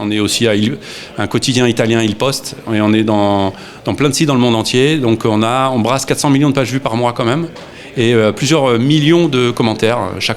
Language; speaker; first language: French; native; French